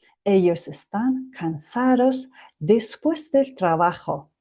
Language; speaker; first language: Spanish; non-native, fluent; Mongolian